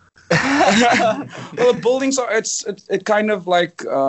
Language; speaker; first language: English; non-native, local second language; Afrikaans